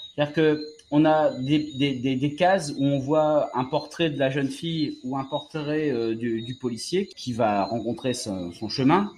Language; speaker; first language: French; native; French